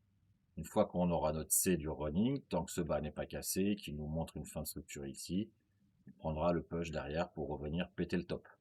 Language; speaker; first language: French; native; French